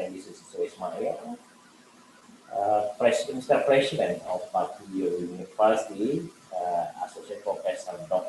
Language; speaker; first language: English; non-native, learner; Indonesian